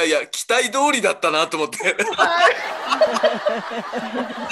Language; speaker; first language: Japanese; native; Japanese